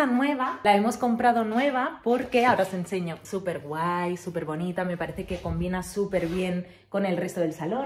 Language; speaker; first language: Spanish; native; Spanish